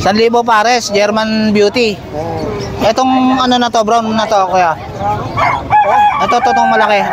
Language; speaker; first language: Filipino; native; Filipino